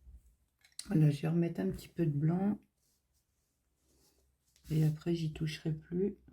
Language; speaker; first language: French; native; French